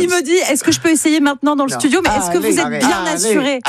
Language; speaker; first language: French; native; French